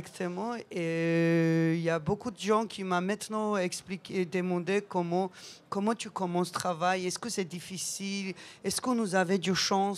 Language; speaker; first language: French; non-native, learner; Georgian